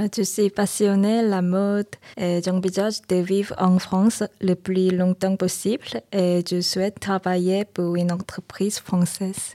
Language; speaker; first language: French; non-native, learner; Korean